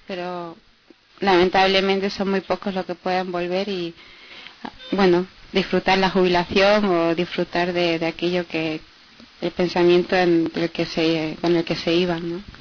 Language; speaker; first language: Spanish; early bilingual, heritage; Spanish